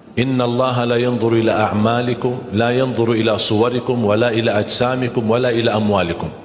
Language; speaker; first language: Malay; non-native, fluent; Arabic